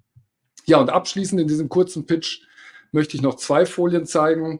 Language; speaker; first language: German; native; German